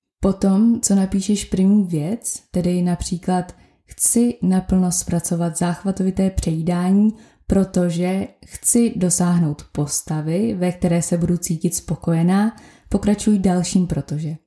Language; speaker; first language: Czech; native; Czech